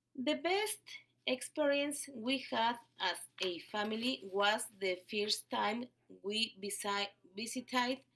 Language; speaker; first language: English; non-native, learner; Spanish